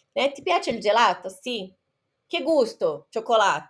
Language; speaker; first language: Italian; non-native, fluent; Portuguese